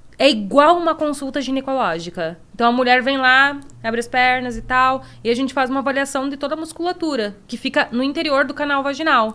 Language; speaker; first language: Portuguese; native; Portuguese